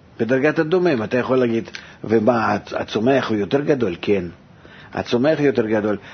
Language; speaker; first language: Hebrew; non-native, fluent; Russian